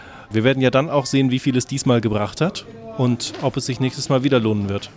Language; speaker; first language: German; non-native, fluent; English